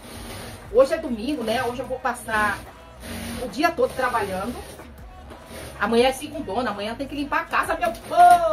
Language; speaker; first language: Portuguese; native; Portuguese